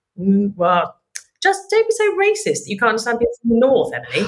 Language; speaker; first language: English; native; English